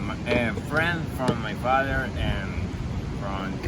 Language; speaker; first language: English; non-native, learner; Spanish